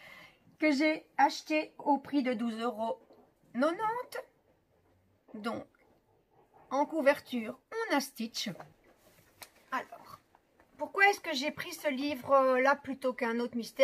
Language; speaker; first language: French; native; French